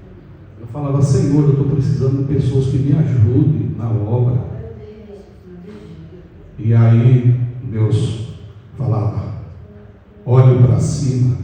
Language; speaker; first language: Portuguese; native; Portuguese